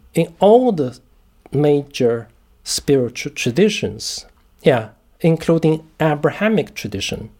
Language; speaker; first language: English; non-native, fluent; Chinese